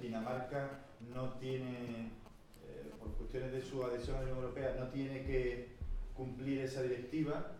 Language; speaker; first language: Spanish; native; Spanish